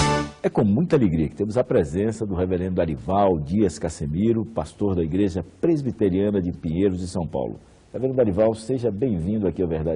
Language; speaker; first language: Portuguese; native; Portuguese